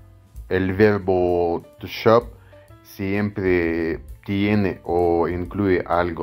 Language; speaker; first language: Spanish; non-native, fluent; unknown